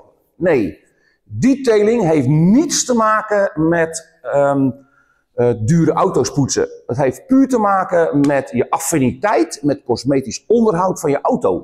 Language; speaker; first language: Dutch; native; Dutch